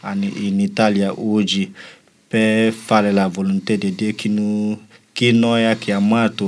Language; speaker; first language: Italian; non-native, learner; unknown